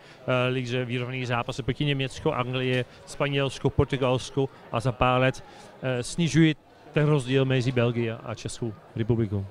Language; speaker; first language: Czech; early bilingual, heritage; Czech